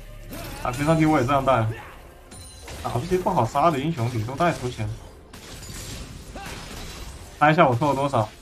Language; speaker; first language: Chinese; native; Chinese